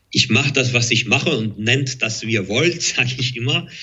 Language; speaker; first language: German; non-native, fluent; French